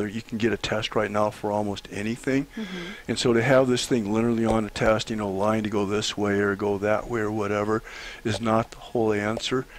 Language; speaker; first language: English; native; English